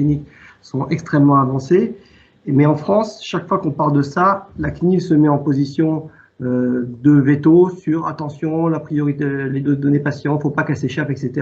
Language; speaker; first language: French; native; French